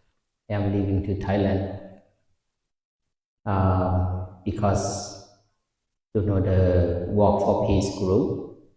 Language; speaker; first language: English; non-native, fluent; Lao